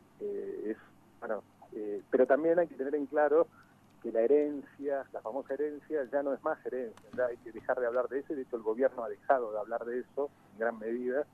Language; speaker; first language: Spanish; native; Spanish